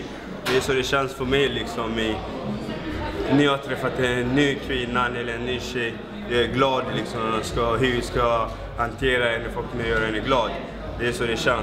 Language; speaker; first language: Swedish; non-native, fluent; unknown